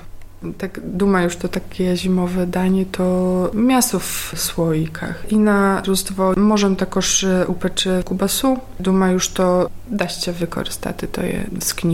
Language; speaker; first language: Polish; non-native, local second language; Ukrainian